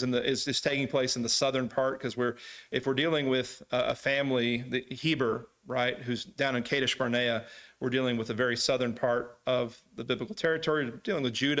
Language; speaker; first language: English; native; English